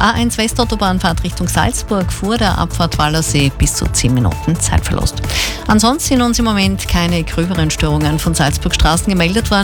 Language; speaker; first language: German; native; German